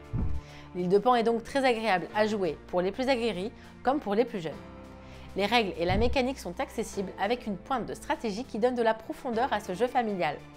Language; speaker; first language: French; native; French